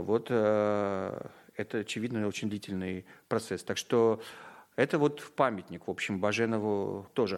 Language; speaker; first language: Russian; native; Russian